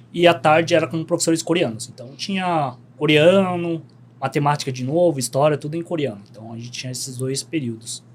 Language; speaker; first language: Portuguese; early bilingual, other home language; Korean